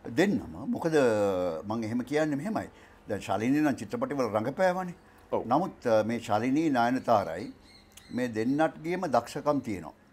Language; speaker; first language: Sinhala; native; Sinhala